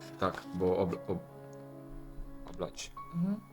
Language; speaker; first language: Polish; non-native, learner; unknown